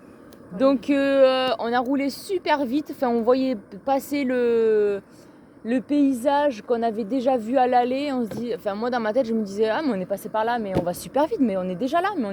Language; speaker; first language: French; native; French